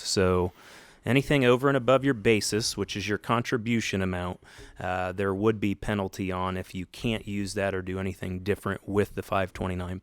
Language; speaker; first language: English; native; English